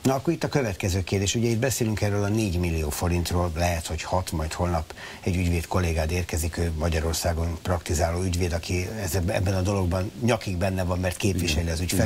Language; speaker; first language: Hungarian; native; Hungarian